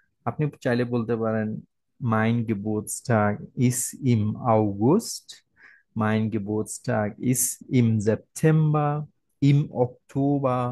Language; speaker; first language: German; non-native, fluent; Bangla